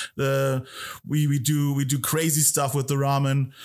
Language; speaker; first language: English; non-native, fluent; German